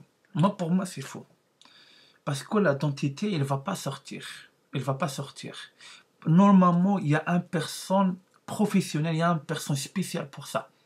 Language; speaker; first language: French; non-native, learner; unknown